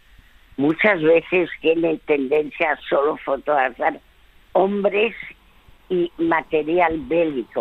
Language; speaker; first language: Spanish; early bilingual, other home language; French